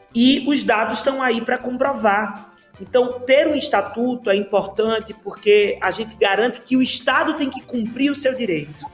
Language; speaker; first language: Portuguese; native; Portuguese